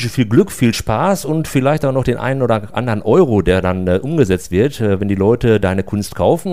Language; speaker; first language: German; native; German